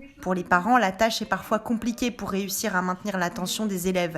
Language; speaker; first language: French; native; French